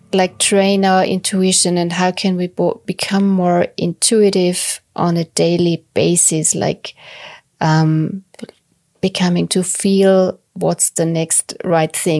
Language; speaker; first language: English; non-native, fluent; German